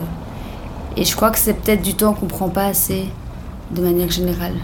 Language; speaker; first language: French; native; French